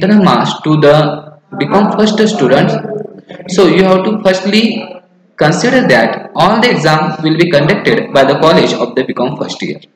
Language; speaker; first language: English; non-native, local second language; Marathi